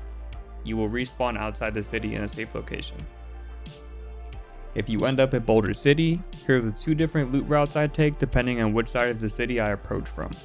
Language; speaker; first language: English; native; English